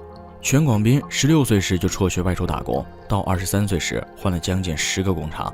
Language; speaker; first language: Chinese; native; Chinese